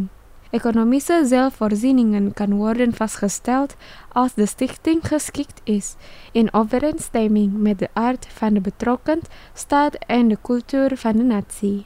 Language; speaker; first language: Dutch; non-native, fluent; Indonesian